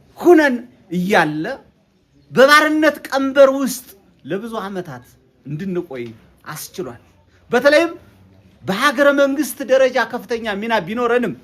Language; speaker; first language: Amharic; native; Amharic